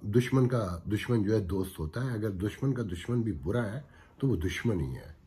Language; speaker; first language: Urdu; native; Urdu